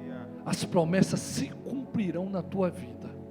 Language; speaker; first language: Portuguese; native; Portuguese